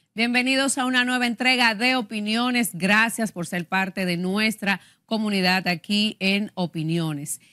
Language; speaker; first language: Spanish; native; Spanish